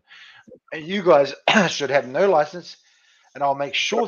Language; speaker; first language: English; native; English